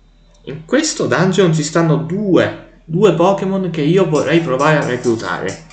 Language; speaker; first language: Italian; native; Italian